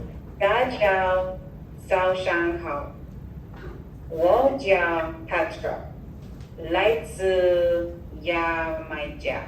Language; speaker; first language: Chinese; non-native, learner; English